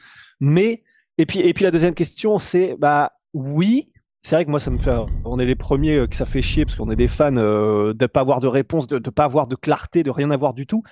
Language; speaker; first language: French; native; French